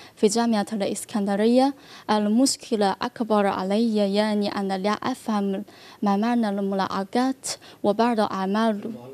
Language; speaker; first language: Arabic; non-native, learner; Chinese